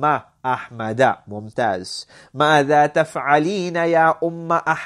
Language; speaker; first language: Arabic; non-native, fluent; English